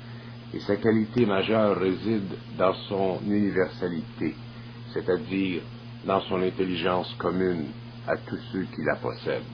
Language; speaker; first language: French; native; French